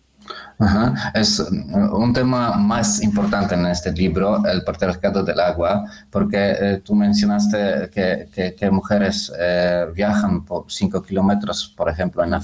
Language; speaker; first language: Spanish; non-native, learner; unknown